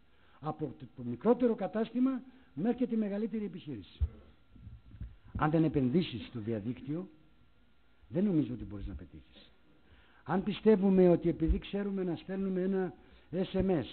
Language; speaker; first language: Greek; native; Greek